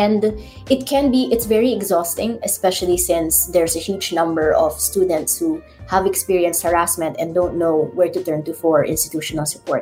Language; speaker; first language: English; non-native, local second language; Iloko